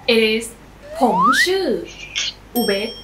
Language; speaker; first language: English; non-native, fluent; Thai